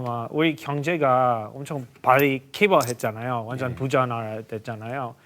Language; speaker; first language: Korean; non-native, fluent; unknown